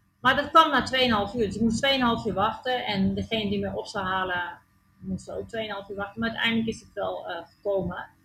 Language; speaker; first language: Dutch; native; Dutch